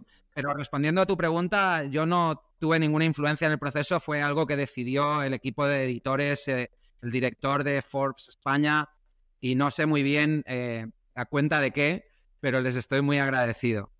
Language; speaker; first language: Spanish; native; Spanish